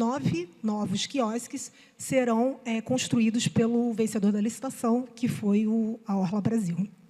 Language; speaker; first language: Portuguese; native; Portuguese